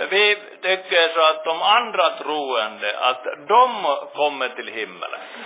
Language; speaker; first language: Swedish; non-native, local second language; Finnish